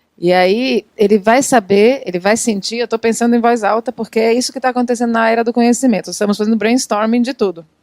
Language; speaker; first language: Portuguese; non-native, fluent; Italian